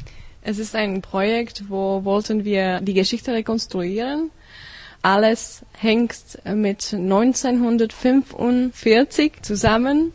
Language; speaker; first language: German; non-native, learner; Czech